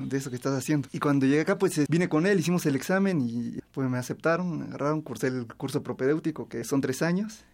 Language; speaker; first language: Spanish; native; Spanish